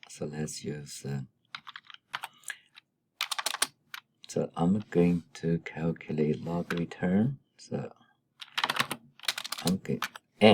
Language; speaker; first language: English; non-native, fluent; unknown